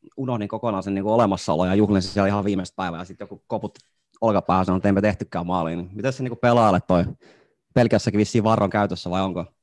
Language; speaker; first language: Finnish; native; Finnish